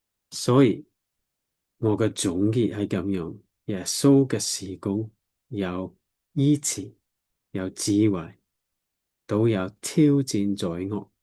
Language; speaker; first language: Cantonese; non-native, learner; English